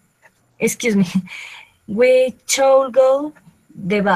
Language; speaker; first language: English; non-native, learner; Spanish